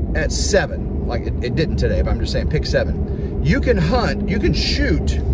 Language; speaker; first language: English; native; English